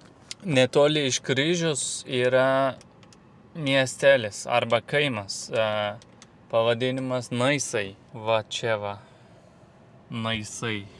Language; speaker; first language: Lithuanian; non-native, learner; Turkish